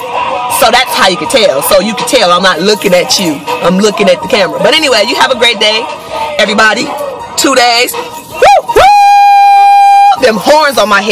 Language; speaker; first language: English; native; English